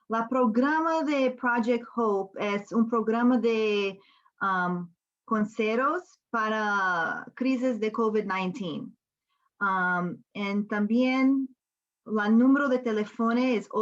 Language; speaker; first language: Spanish; non-native, learner; English